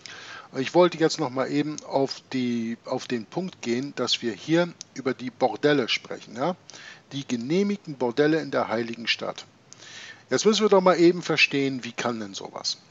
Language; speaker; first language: German; native; German